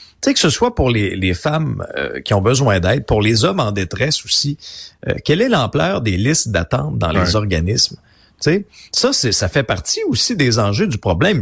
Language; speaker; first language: French; native; French